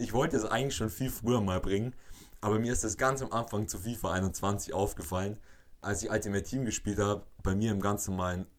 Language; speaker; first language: German; native; German